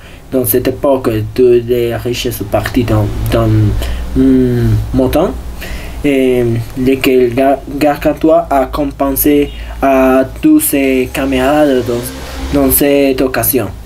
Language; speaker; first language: French; non-native, learner; Spanish